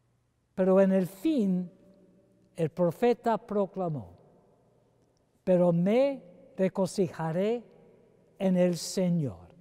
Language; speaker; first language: Spanish; non-native, fluent; English